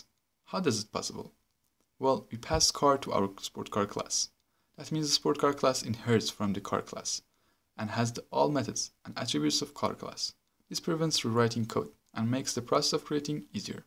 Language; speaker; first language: English; non-native, fluent; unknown